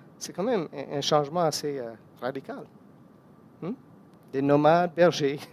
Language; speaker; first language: French; non-native, fluent; English